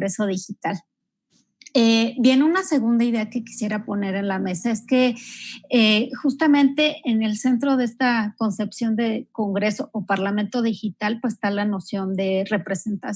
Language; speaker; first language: Spanish; native; Spanish